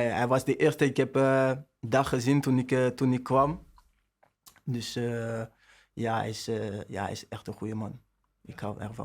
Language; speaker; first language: Dutch; non-native, learner; French